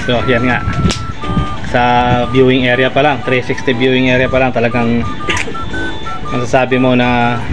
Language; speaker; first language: Filipino; native; Filipino